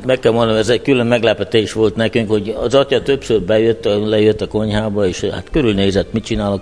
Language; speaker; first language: Hungarian; early bilingual, heritage; Hungarian